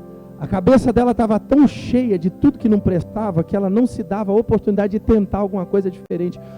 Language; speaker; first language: Portuguese; native; Portuguese